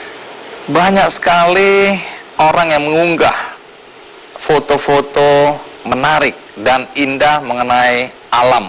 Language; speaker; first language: Indonesian; native; Indonesian